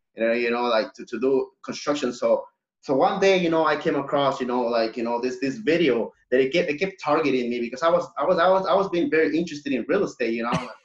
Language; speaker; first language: English; early bilingual, other home language; Spanish